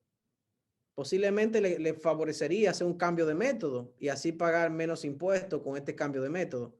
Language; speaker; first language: Spanish; native; Spanish